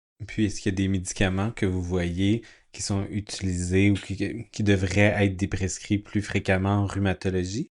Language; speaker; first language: French; native; French